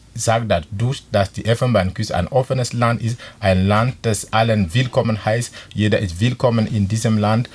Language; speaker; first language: German; non-native, fluent; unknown